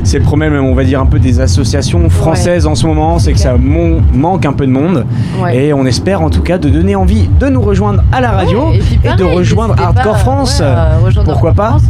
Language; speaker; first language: French; native; French